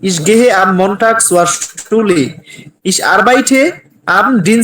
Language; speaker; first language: German; non-native, learner; Bangla